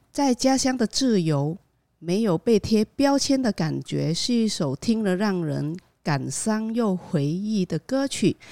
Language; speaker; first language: Chinese; non-native, fluent; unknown